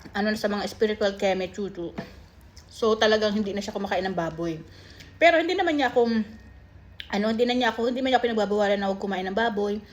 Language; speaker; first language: Filipino; native; Filipino